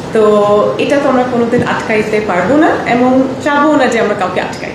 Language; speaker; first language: Bangla; early bilingual, heritage; Bangla